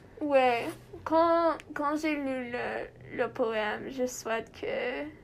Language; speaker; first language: French; non-native, learner; English